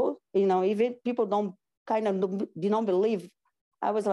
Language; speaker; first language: English; non-native, fluent; Portuguese